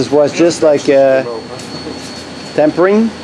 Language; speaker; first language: English; non-native, local second language; French